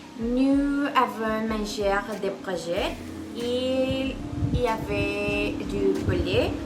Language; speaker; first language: French; non-native, learner; Spanish